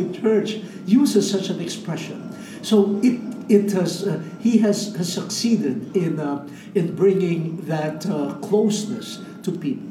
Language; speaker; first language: English; non-native, local second language; Filipino